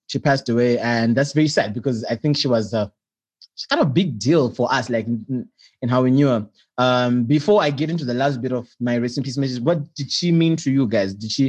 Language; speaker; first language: English; non-native, local second language; Shona